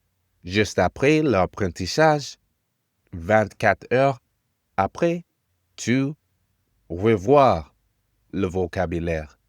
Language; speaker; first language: French; non-native, fluent; English